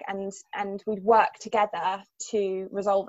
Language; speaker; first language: English; native; English